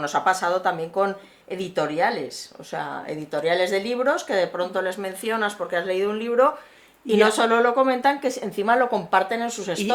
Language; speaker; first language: Spanish; native; Spanish